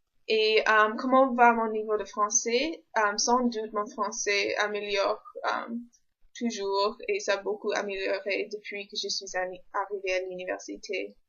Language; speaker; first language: French; non-native, local second language; English